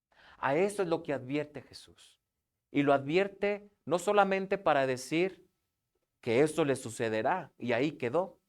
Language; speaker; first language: Spanish; native; Spanish